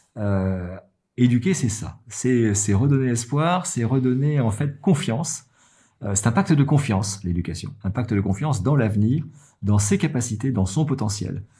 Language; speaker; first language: French; native; French